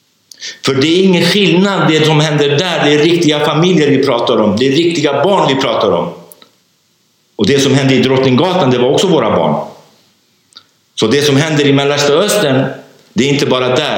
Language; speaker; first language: Swedish; non-native, fluent; Kurdish